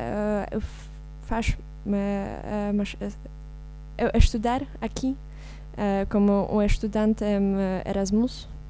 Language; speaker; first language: Portuguese; non-native, learner; Polish